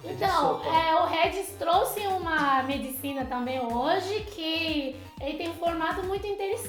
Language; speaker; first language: Portuguese; non-native, fluent; Chinese